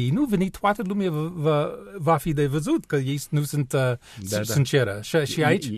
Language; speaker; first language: Romanian; non-native, learner; English